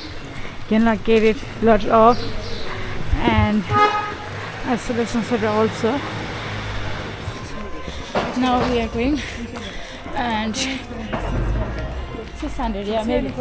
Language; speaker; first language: English; non-native, learner; Tibetan